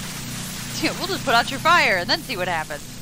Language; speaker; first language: English; native; English